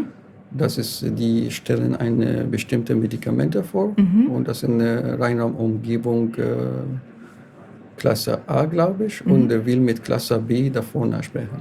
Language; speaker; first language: German; non-native, fluent; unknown